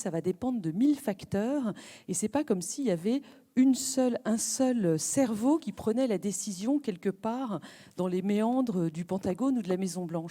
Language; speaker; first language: French; native; French